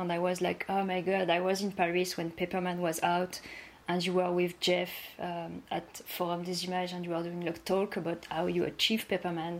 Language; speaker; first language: English; non-native, fluent; French